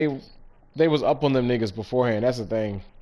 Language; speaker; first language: English; native; English